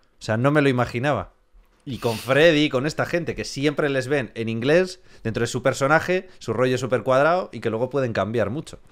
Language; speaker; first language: Spanish; native; Spanish